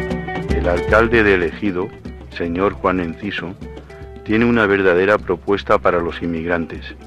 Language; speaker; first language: Spanish; native; Spanish